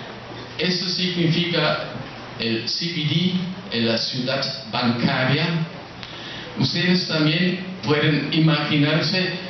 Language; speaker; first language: Spanish; non-native, fluent; German